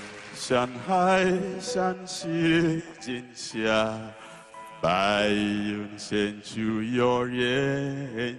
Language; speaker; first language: Chinese; non-native, learner; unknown